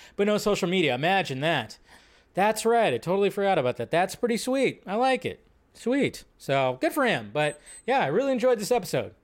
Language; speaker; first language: English; native; English